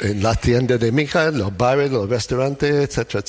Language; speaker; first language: Spanish; non-native, learner; English